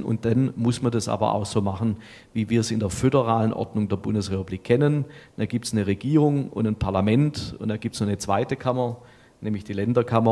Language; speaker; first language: German; native; German